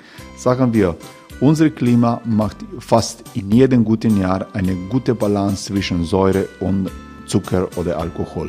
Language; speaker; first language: German; non-native, fluent; Croatian